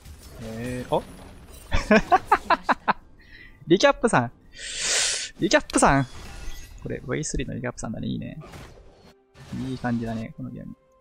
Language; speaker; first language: Japanese; native; Japanese